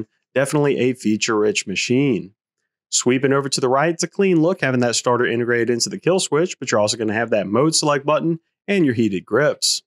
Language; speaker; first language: English; native; English